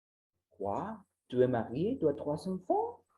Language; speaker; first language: French; non-native, learner; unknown